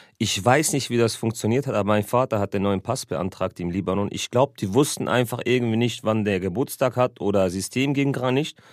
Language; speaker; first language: German; early bilingual, other home language; Arabic